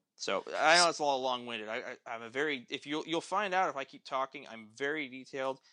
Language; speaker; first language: English; native; English